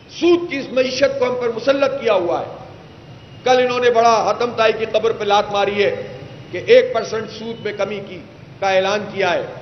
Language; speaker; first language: Urdu; native; Urdu